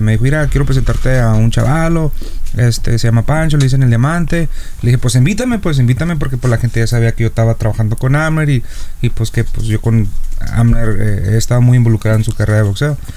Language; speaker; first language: Spanish; native; Spanish